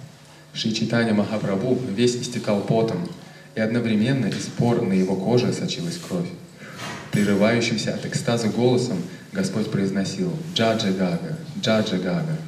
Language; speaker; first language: Russian; native; Russian